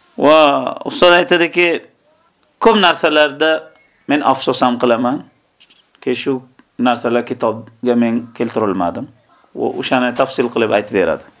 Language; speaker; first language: Uzbek; native; Uzbek